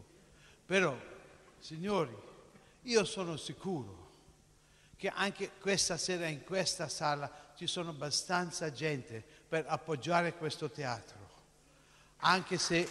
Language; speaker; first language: Italian; non-native, fluent; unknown